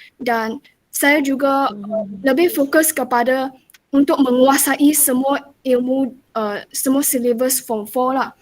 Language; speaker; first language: Malay; non-native, local second language; Chinese